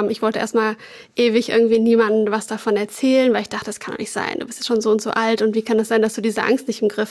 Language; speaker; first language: German; native; German